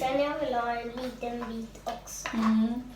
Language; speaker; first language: Swedish; early bilingual, other home language; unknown